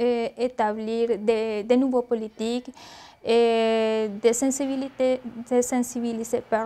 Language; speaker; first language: French; non-native, learner; Spanish